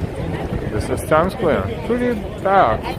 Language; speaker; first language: English; non-native, fluent; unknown